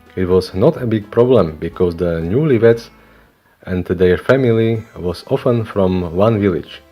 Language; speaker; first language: English; non-native, learner; Slovak